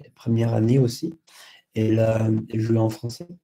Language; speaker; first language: French; non-native, fluent; English